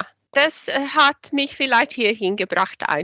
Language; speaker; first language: German; non-native, fluent; Swedish